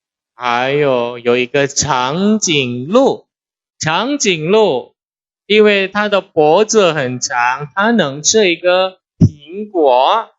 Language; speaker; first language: Chinese; non-native, fluent; Indonesian